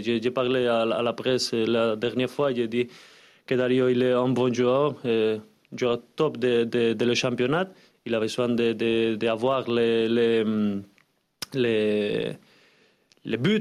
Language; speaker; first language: French; non-native, learner; Spanish